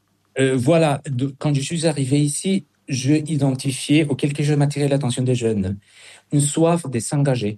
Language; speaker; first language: French; non-native, fluent; Spanish